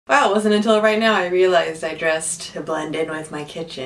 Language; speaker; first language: English; native; English